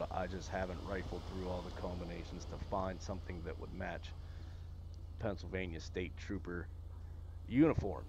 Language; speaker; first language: English; native; English